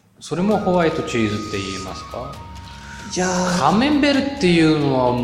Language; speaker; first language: Japanese; non-native, fluent; Bulgarian